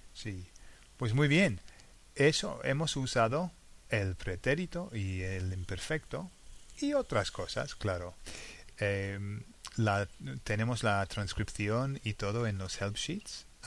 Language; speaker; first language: Spanish; non-native, fluent; English